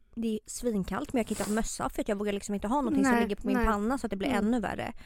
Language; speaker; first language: Swedish; native; Swedish